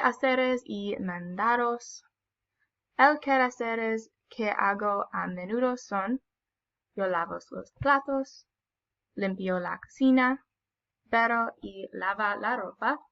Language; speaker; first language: Spanish; non-native, learner; English